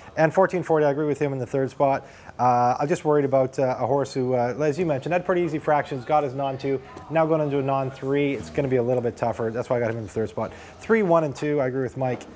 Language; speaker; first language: English; native; English